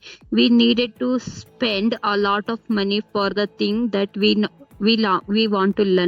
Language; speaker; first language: English; non-native, learner; Kannada